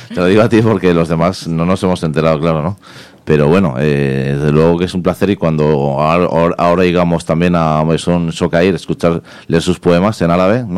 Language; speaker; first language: Spanish; native; Spanish